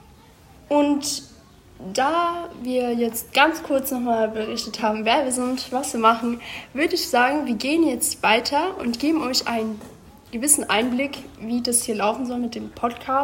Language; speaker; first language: German; early bilingual, other home language; Greek